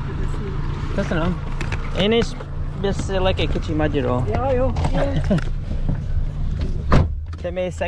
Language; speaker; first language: Hungarian; non-native, learner; English